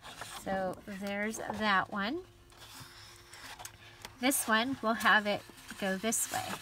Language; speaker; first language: English; native; English